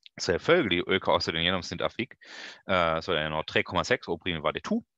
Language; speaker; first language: Norwegian; non-native, learner; German